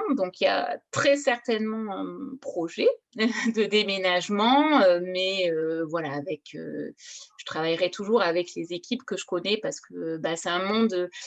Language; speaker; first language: French; native; French